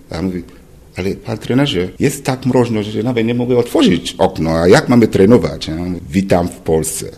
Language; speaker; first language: Polish; non-native, fluent; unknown